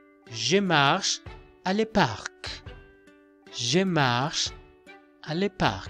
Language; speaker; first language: French; non-native, learner; Spanish